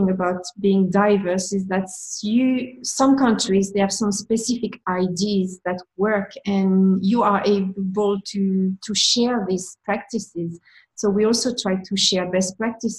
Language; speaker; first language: English; non-native, fluent; French